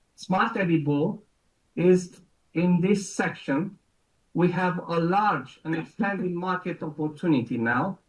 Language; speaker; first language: English; non-native, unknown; Romanian